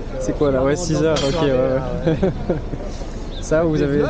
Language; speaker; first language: French; native; French